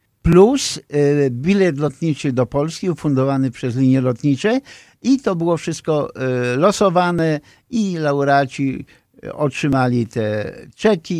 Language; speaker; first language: Polish; native; Polish